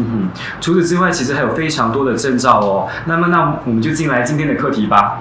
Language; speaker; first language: Chinese; native; Chinese